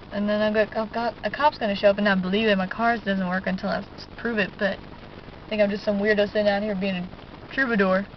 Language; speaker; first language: English; native; English